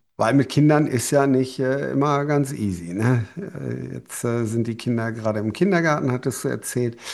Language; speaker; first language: German; native; German